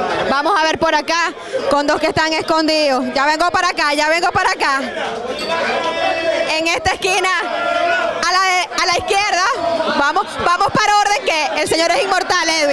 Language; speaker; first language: Spanish; native; Spanish